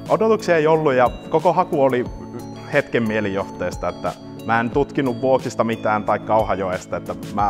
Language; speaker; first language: Finnish; native; Finnish